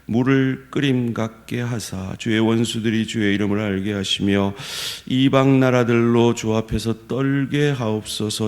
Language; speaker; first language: Korean; native; Korean